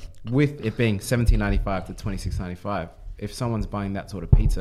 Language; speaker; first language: English; native; English